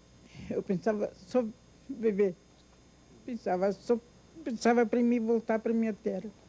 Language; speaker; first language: Portuguese; non-native, fluent; Ukrainian